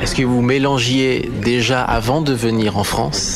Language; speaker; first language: French; native; French